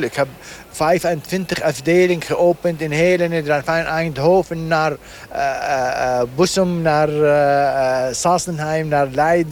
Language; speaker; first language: Dutch; non-native, learner; Arabic